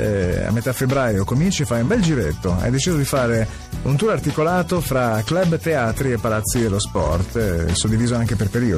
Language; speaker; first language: Italian; native; Italian